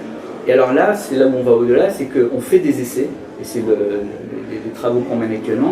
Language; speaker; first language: French; native; French